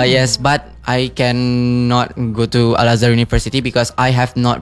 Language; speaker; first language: English; non-native, learner; Indonesian